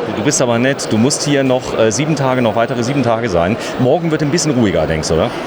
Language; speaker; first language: German; native; German